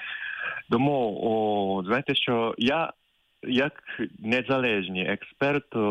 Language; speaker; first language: Ukrainian; non-native, fluent; Japanese